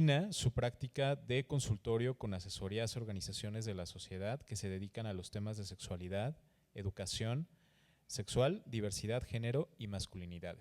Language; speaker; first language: Spanish; native; Spanish